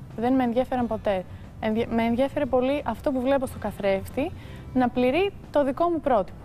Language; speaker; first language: Greek; early bilingual, heritage; Greek